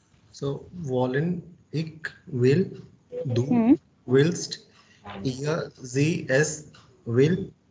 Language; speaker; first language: German; non-native, learner; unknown